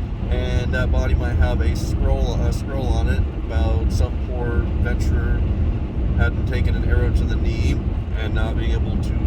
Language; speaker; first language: English; native; English